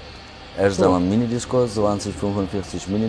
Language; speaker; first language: German; non-native, learner; Turkish